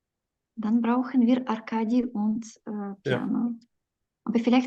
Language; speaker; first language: German; non-native, fluent; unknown